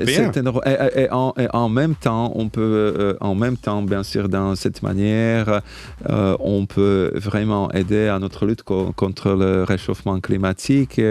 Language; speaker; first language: French; non-native, fluent; Slovak